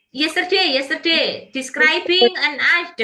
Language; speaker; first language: English; non-native, learner; Indonesian